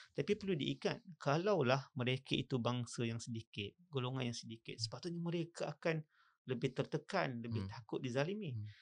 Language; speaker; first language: Malay; native; Malay